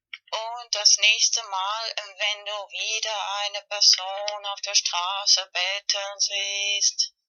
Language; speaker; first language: German; non-native, fluent; Spanish